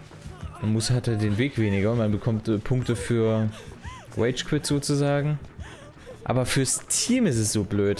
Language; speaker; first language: German; native; German